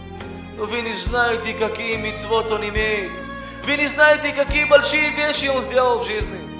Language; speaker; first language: Russian; early bilingual, heritage; Russian